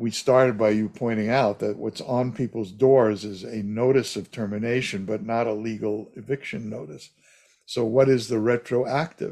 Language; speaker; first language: English; native; English